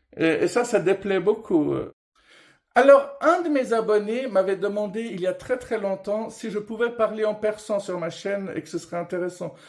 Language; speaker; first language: French; early bilingual, other home language; Persian